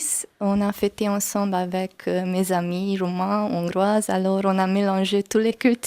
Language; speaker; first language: French; non-native, learner; Hungarian